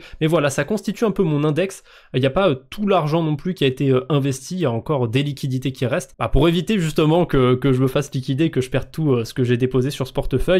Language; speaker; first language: French; native; French